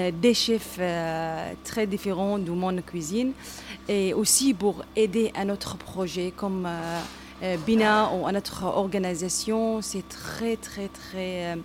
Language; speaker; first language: French; non-native, learner; Arabic